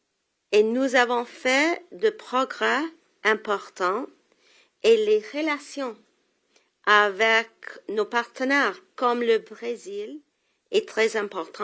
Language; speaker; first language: French; non-native, local second language; English